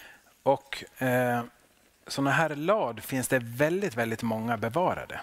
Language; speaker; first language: Swedish; non-native, local second language; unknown